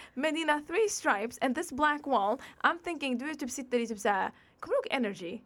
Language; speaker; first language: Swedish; early bilingual, other home language; Arabic